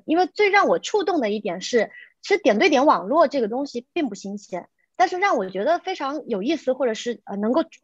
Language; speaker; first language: Chinese; native; Chinese